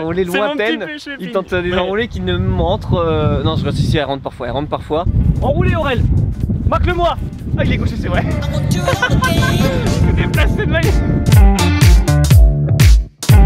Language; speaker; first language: French; native; French